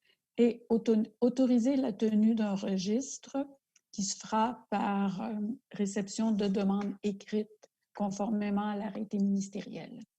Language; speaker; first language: French; native; French